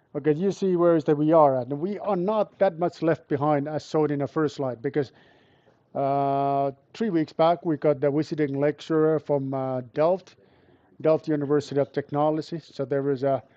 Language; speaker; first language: English; non-native, fluent; Finnish